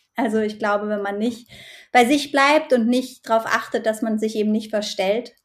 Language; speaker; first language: German; native; German